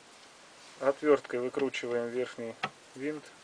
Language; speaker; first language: Russian; native; Russian